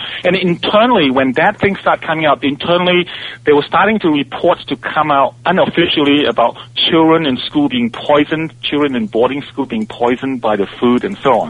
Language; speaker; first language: English; non-native, local second language; Cantonese